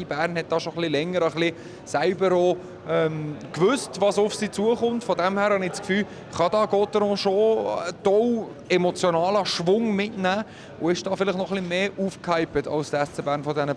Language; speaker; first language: German; native; German